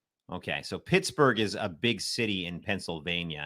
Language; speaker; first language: English; native; English